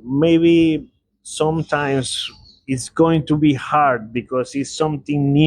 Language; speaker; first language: English; non-native, learner; Spanish